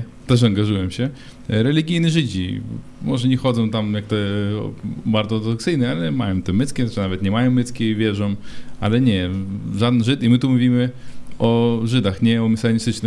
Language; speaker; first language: Polish; non-native, fluent; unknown